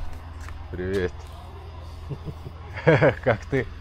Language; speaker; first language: Russian; non-native, learner; Lithuanian